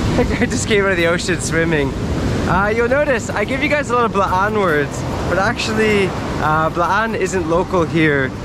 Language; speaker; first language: English; native; English